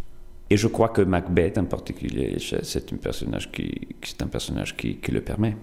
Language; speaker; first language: French; non-native, fluent; Italian